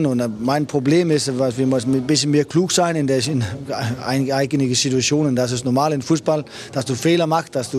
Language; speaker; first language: German; non-native, learner; Danish